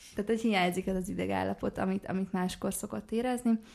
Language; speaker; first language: Hungarian; native; Hungarian